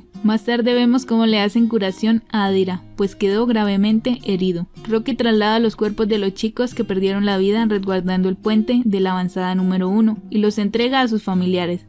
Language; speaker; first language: Spanish; native; Spanish